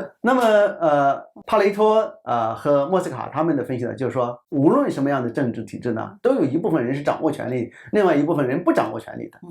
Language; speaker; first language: Chinese; native; Chinese